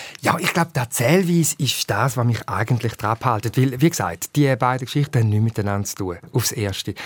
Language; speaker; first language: German; native; German